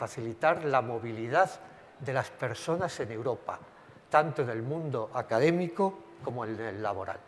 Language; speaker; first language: Spanish; native; Spanish